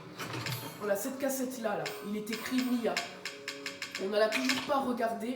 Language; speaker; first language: French; native; French